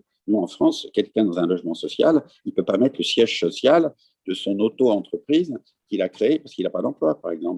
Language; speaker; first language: French; native; French